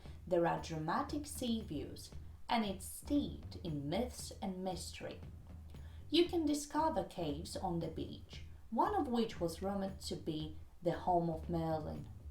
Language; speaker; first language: English; non-native, fluent; Polish